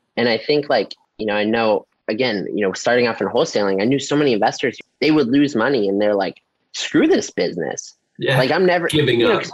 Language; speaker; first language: English; native; English